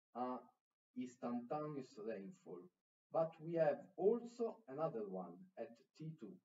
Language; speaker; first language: English; non-native, fluent; Italian